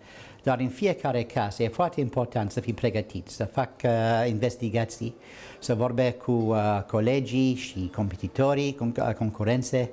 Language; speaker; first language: Romanian; non-native, learner; English